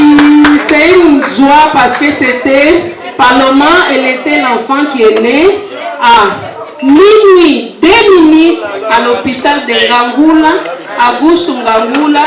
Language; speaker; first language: French; non-native, fluent; Portuguese